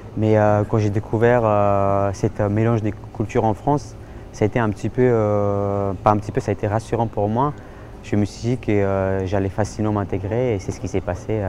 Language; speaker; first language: French; early bilingual, other home language; Georgian